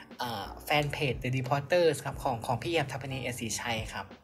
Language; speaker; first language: Thai; native; Thai